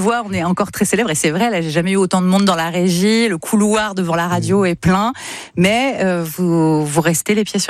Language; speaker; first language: French; native; French